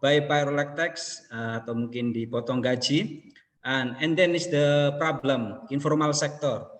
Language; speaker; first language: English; non-native, learner; Indonesian